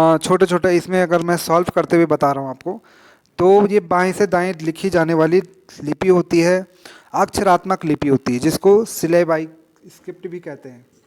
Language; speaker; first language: Hindi; native; Hindi